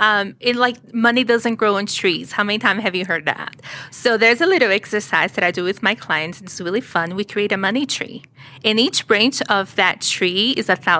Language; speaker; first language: English; non-native, fluent; Portuguese